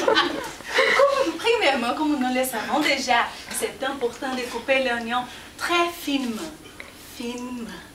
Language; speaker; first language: French; non-native, learner; Portuguese